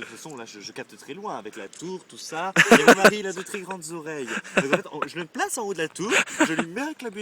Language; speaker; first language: French; native; French